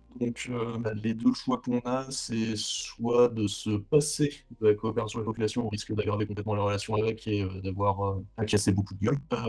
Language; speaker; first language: French; native; French